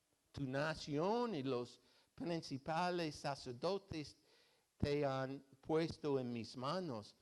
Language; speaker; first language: Spanish; non-native, fluent; English